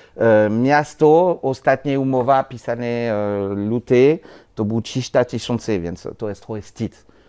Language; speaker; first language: Polish; non-native, learner; French